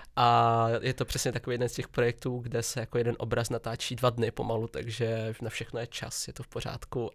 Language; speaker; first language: Czech; early bilingual, other home language; Vietnamese